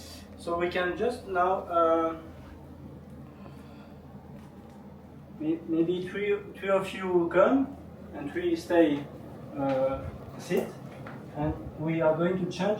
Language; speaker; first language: English; non-native, learner; French